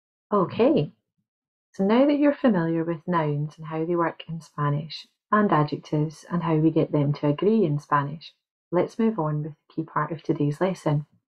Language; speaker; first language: English; native; English